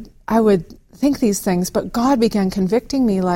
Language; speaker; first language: English; native; English